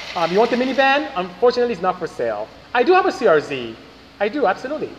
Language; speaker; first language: English; non-native, local second language; Igbo